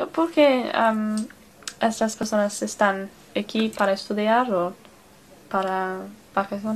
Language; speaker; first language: Spanish; non-native, learner; English